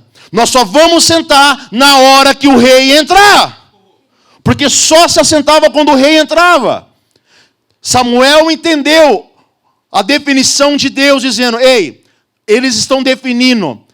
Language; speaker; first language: Portuguese; native; Portuguese